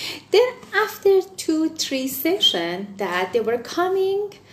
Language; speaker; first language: English; non-native, fluent; Persian